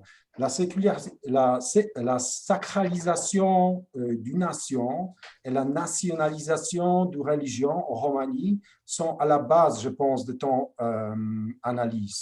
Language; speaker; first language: French; non-native, fluent; Polish